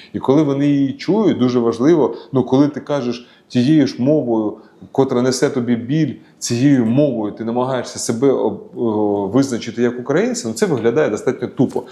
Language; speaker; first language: Ukrainian; non-native, local second language; Russian